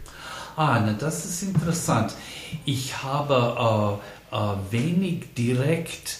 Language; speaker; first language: German; non-native, fluent; English